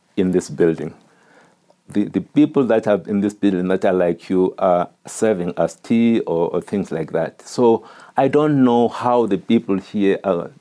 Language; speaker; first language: English; non-native, local second language; Xhosa